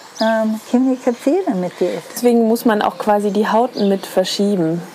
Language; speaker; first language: German; native; German